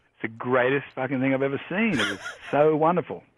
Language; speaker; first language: English; native; English